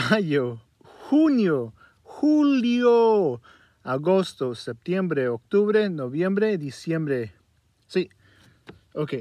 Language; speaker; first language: Spanish; early bilingual, heritage; Spanish